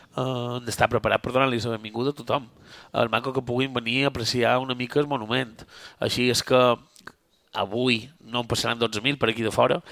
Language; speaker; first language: Catalan; native; Catalan